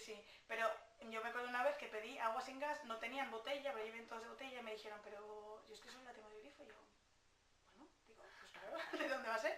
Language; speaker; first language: Spanish; native; Spanish